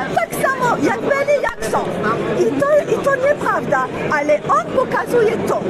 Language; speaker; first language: Polish; non-native, learner; French